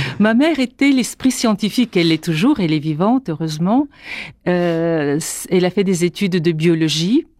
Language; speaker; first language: French; non-native, fluent; Bulgarian